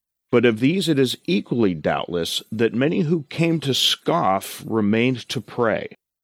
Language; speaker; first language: English; native; English